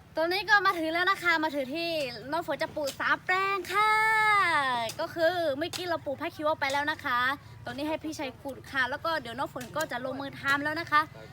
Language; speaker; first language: Thai; non-native, local second language; Lahu